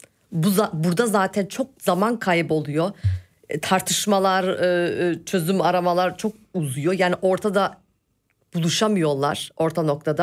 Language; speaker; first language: Turkish; early bilingual, heritage; Turkish